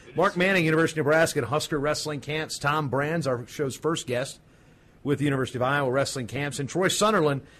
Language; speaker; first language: English; native; English